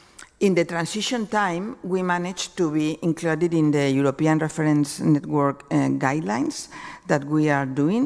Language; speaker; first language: English; non-native, fluent; Spanish